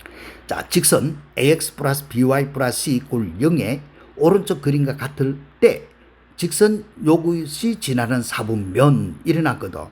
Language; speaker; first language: Korean; native; Korean